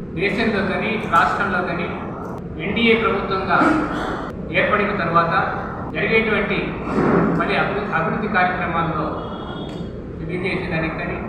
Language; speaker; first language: Telugu; native; Telugu